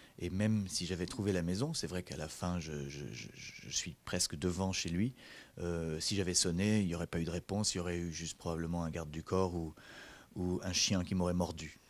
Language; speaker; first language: French; native; French